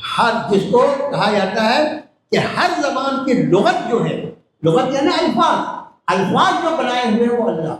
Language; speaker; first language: Urdu; native; Urdu